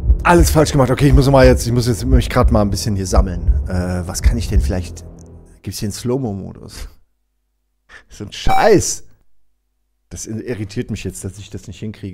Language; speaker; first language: German; native; German